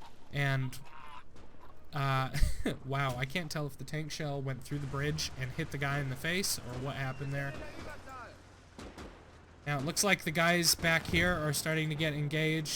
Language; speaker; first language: English; native; English